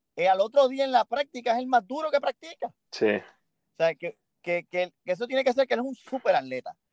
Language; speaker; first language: Spanish; early bilingual, heritage; Spanish